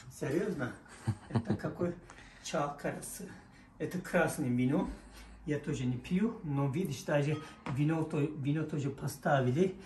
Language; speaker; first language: Russian; non-native, learner; Turkish